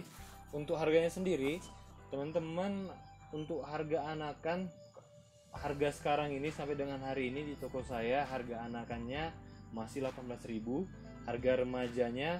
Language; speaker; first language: Indonesian; native; Indonesian